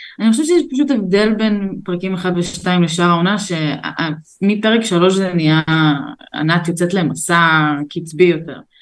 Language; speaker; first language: Hebrew; early bilingual, other home language; Russian